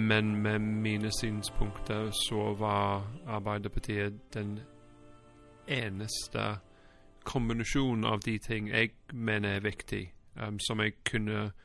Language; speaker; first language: Norwegian; non-native, fluent; English